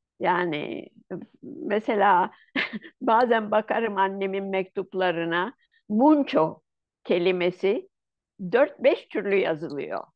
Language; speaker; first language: Turkish; non-native, local second language; Ladino